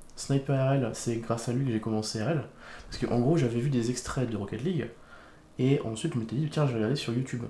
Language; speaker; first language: French; native; French